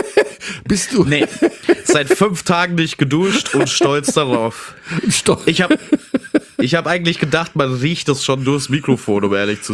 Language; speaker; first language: German; native; German